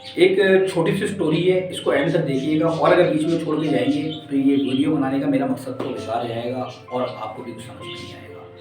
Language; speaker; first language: Hindi; native; Hindi